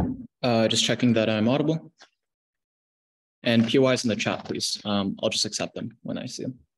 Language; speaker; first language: English; native; English